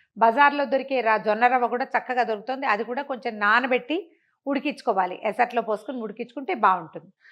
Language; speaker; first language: Telugu; native; Telugu